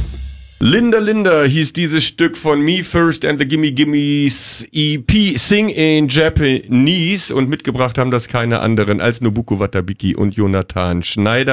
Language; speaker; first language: German; native; German